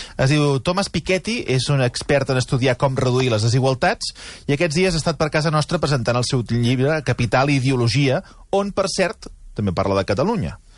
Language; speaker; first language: Catalan; native; Catalan